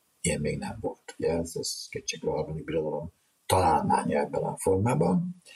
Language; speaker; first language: Hungarian; native; Hungarian